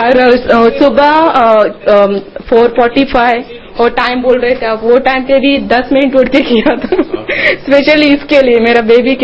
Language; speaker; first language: Hindi; non-native, local second language; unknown